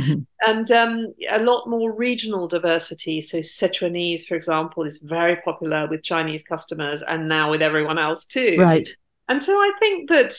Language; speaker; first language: English; native; English